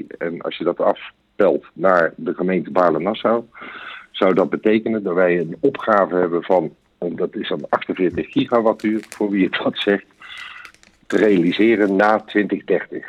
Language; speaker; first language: Dutch; native; Dutch